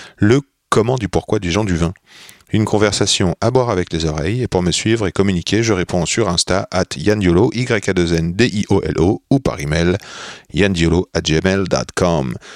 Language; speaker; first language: French; native; French